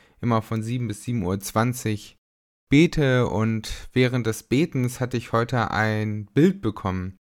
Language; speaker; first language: German; native; German